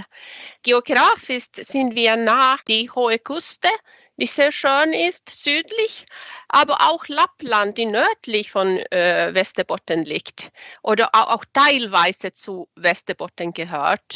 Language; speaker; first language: German; non-native, fluent; Swedish